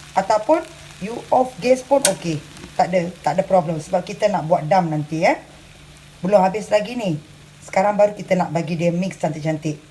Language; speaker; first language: Malay; non-native, local second language; Tamil